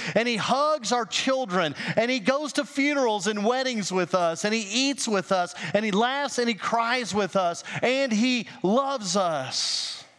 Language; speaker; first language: English; native; English